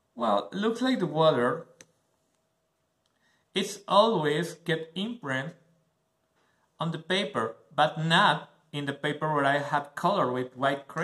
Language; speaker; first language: English; non-native, learner; Spanish